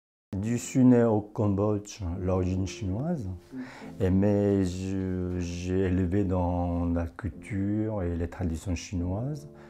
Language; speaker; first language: French; non-native, fluent; Chinese